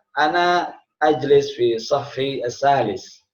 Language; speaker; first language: Arabic; non-native, fluent; Indonesian